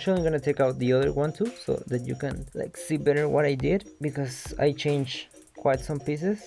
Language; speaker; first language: English; non-native, local second language; Spanish